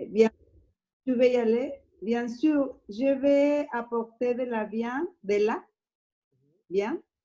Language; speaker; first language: French; non-native, learner; Spanish